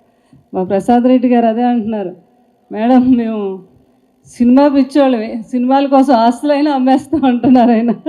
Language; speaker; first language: Telugu; native; Telugu